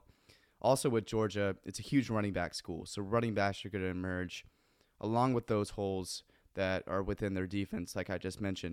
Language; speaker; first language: English; native; English